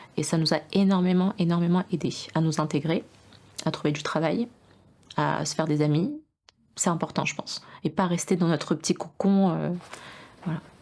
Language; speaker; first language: French; early bilingual, other home language; Russian